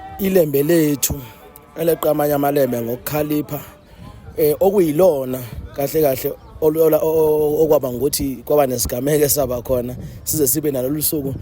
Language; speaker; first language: Zulu; native; Zulu